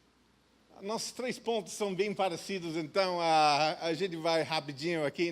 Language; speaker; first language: Portuguese; non-native, fluent; English